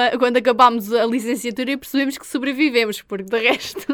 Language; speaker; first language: Portuguese; native; Portuguese